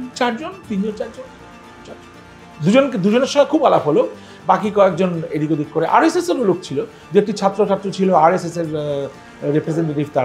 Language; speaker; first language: Bangla; native; Bangla